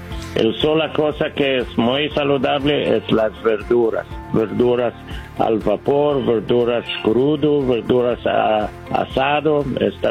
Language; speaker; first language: Spanish; non-native, learner; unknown